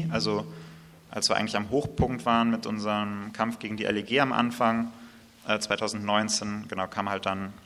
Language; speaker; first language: German; native; German